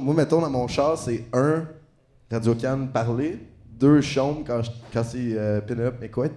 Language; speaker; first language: French; native; French